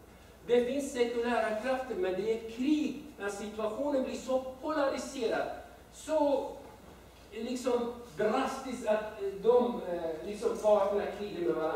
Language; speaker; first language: Swedish; non-native, fluent; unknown